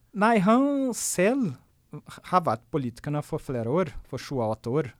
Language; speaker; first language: Norwegian; non-native, fluent; Portuguese